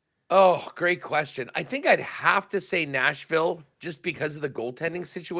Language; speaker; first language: English; native; English